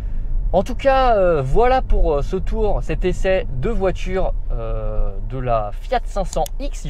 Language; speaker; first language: French; native; French